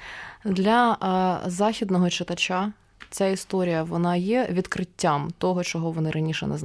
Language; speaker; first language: Ukrainian; native; Ukrainian